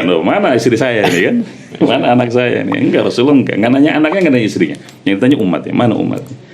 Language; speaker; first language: Indonesian; native; Indonesian